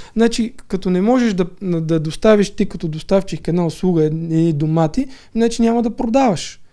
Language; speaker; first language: Bulgarian; native; Bulgarian